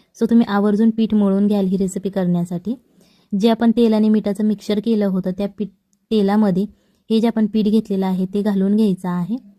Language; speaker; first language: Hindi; non-native, local second language; Marathi